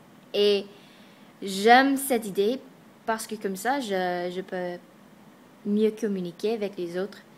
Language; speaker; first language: French; non-native, fluent; English